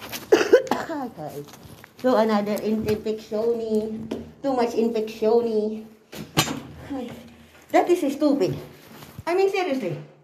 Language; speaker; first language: English; non-native, local second language; Filipino